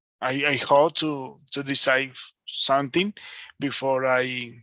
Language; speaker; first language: English; non-native, learner; Spanish